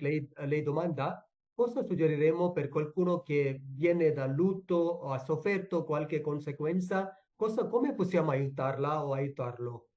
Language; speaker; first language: Italian; non-native, fluent; Tamil